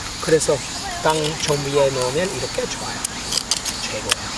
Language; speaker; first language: Korean; non-native, learner; English